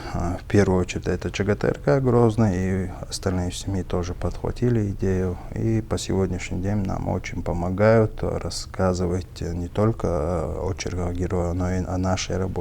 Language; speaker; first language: Russian; non-native, local second language; Chechen